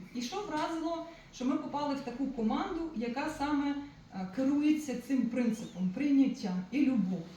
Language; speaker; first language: Ukrainian; non-native, local second language; Russian